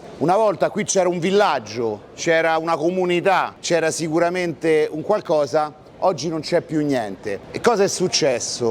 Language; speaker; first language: Italian; native; Italian